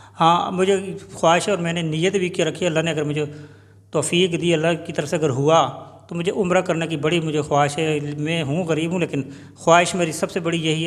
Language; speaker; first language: Urdu; non-native, local second language; Punjabi